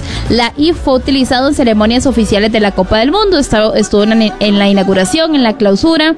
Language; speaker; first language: Spanish; native; Spanish